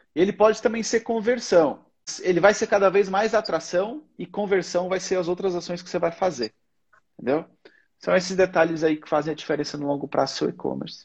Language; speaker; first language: Portuguese; native; Portuguese